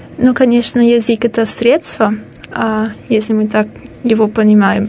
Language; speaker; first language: Russian; non-native, fluent; Italian